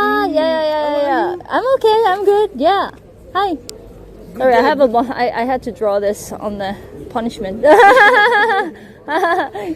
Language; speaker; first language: English; non-native, fluent; Korean